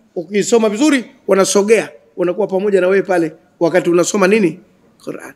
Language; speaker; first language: Swahili; native; Swahili